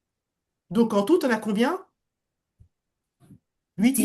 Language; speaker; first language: French; native; French